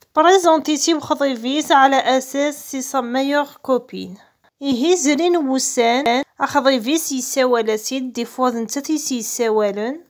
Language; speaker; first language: Arabic; non-native, local second language; Kabyle